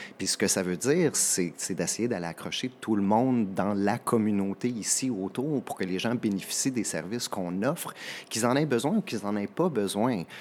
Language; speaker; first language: French; native; French